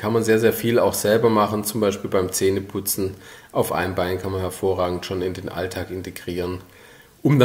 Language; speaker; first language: German; native; German